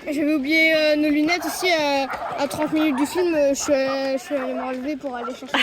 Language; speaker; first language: French; native; French